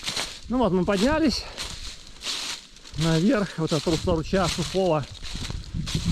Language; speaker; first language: Russian; native; Russian